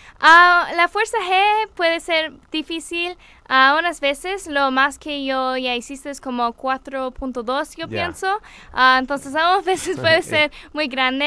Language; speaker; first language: Spanish; non-native, learner; English